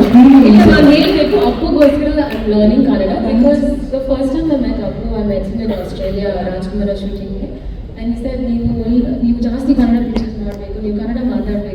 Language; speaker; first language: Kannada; non-native, learner; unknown